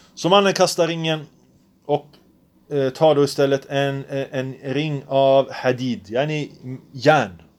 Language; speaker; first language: Swedish; early bilingual, other home language; Arabic